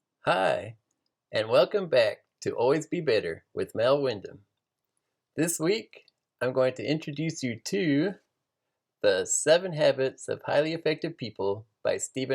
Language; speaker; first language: English; native; English